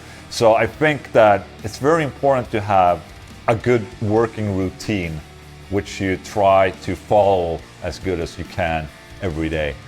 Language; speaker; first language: English; non-native, fluent; Swedish